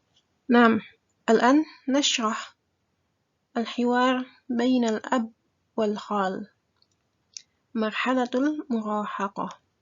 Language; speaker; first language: Arabic; non-native, fluent; Indonesian